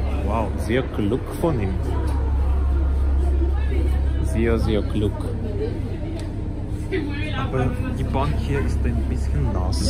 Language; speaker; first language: German; non-native, fluent; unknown